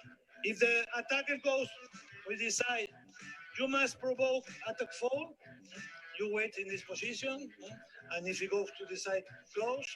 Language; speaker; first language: English; non-native, learner; Spanish